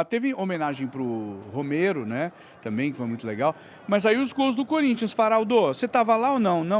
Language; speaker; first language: Portuguese; native; Portuguese